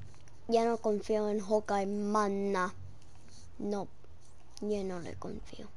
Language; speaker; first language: Spanish; early bilingual, heritage; English